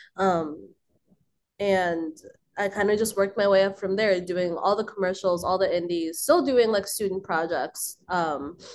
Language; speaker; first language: English; early bilingual, other home language; Filipino